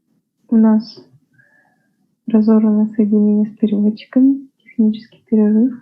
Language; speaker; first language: Russian; native; Russian